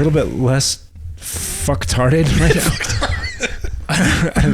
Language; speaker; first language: English; native; English